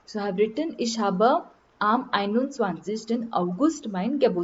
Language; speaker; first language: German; non-native, learner; Marathi